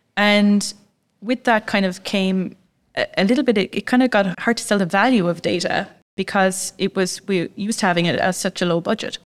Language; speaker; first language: English; native; English